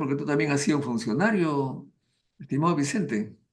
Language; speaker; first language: Spanish; native; Spanish